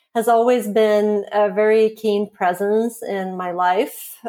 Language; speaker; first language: English; non-native, fluent; Swedish